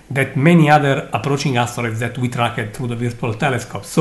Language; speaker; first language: English; non-native, fluent; Italian